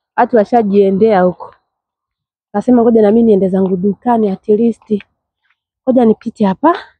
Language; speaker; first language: Swahili; native; Swahili